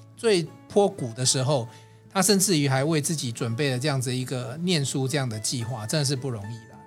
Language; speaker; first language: Chinese; native; Chinese